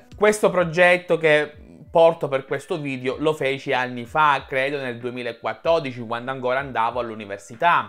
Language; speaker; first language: Italian; native; Italian